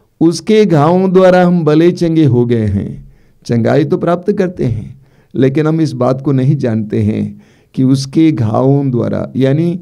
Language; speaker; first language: Hindi; native; Hindi